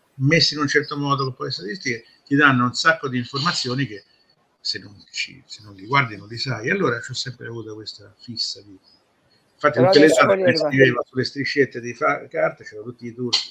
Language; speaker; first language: Italian; native; Italian